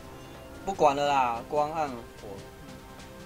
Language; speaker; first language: Chinese; native; Chinese